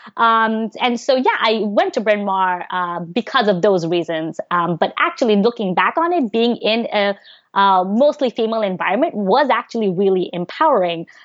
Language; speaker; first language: English; early bilingual, other home language; Bangla